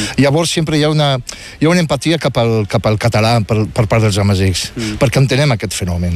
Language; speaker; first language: Catalan; non-native, fluent; Riffian